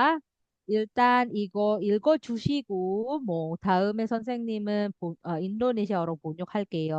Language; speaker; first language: Korean; non-native, fluent; Indonesian